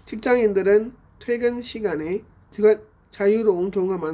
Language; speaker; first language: Korean; non-native, fluent; Urdu